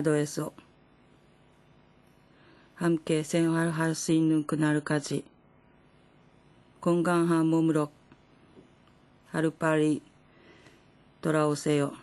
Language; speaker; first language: Korean; non-native, fluent; Japanese